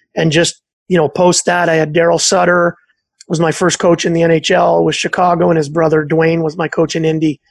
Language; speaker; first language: English; native; English